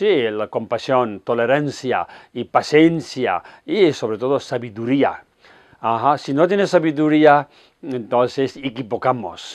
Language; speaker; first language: Spanish; non-native, fluent; Tibetan